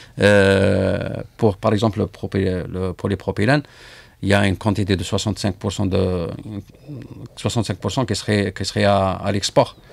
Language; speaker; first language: French; non-native, local second language; Arabic